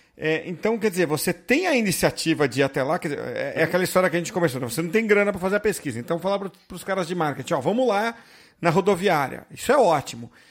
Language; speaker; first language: Portuguese; native; Portuguese